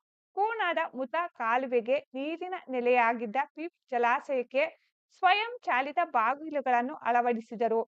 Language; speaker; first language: Kannada; native; Kannada